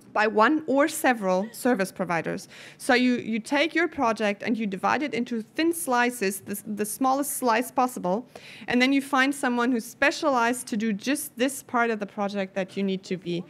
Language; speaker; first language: English; non-native, fluent; German